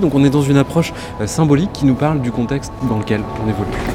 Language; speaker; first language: French; native; French